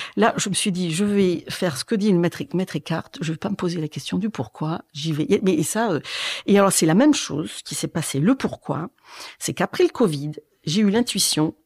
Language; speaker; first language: French; native; French